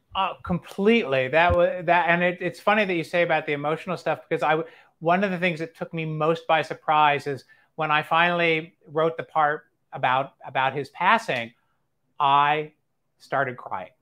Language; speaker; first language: English; native; English